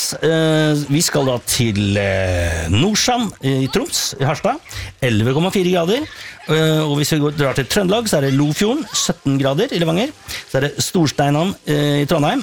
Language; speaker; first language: Norwegian; native; Norwegian